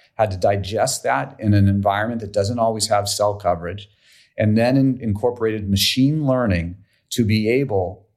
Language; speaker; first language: English; native; English